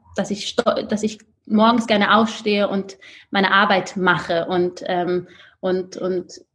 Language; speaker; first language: German; native; German